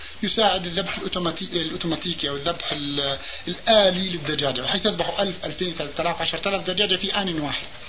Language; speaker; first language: Arabic; native; Arabic